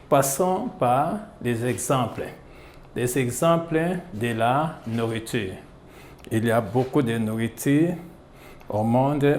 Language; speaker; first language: French; non-native, fluent; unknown